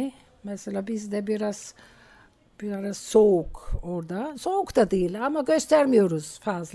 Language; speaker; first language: Turkish; non-native, fluent; German